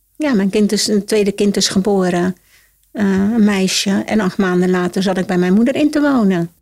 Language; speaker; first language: Dutch; early bilingual, other home language; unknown